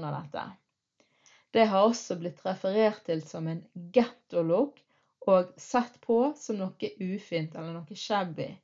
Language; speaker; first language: Norwegian; early bilingual, other home language; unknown